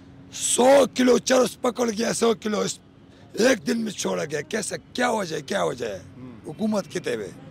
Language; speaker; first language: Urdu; non-native, local second language; Pashto